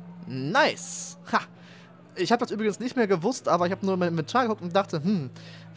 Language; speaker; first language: German; native; German